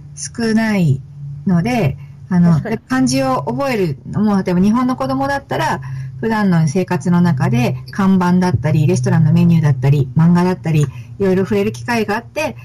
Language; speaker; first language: Japanese; native; Japanese